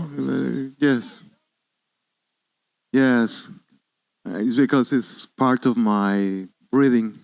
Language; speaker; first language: English; non-native, learner; Spanish